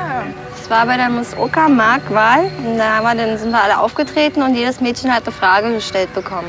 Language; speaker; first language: German; native; German